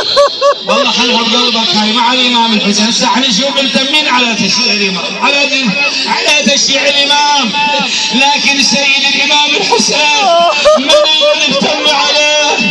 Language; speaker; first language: Arabic; native; Arabic